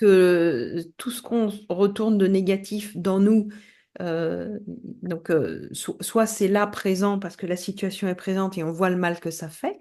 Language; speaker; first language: French; native; French